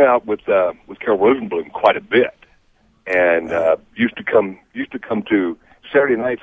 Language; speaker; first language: English; native; English